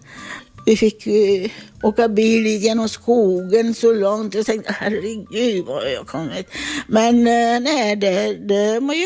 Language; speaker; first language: Swedish; non-native, fluent; Italian